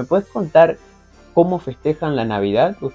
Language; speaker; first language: Spanish; native; Spanish